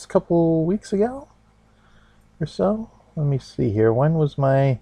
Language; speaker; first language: English; native; English